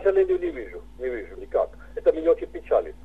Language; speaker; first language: Russian; non-native, local second language; Georgian